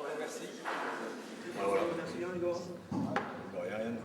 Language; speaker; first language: French; native; French